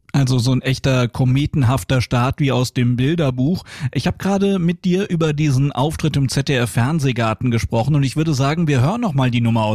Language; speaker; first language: German; native; German